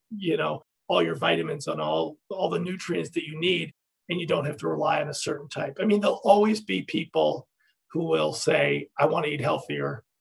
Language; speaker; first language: English; native; English